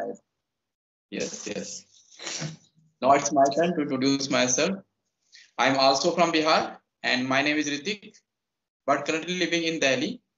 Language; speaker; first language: English; non-native, local second language; Hindi